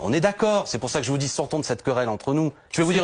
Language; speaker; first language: French; native; French